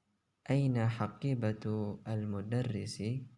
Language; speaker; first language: Arabic; non-native, fluent; Indonesian